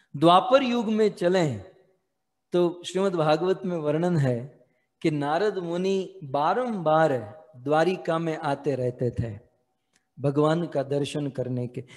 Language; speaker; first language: Hindi; native; Hindi